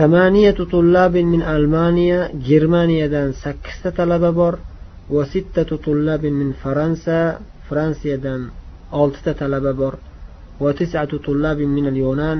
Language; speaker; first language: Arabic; non-native, fluent; Uzbek